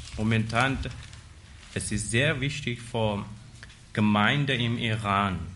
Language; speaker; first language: German; non-native, learner; Persian